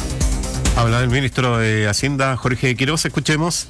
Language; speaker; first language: Spanish; native; Spanish